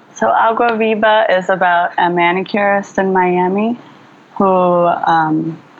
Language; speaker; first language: English; early bilingual, other home language; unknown